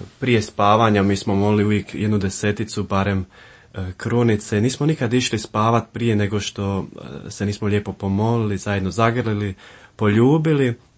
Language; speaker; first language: Croatian; early bilingual, heritage; Croatian